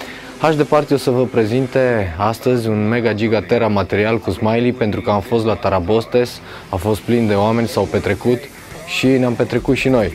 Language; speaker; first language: Romanian; native; Romanian